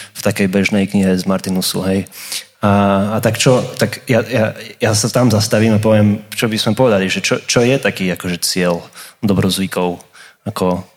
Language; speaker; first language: Slovak; non-native, fluent; English